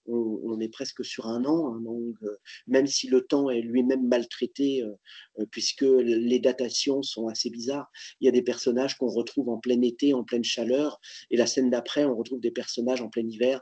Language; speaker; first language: French; native; French